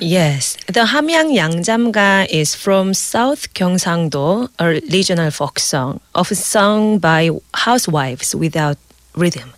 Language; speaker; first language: English; non-native, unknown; Korean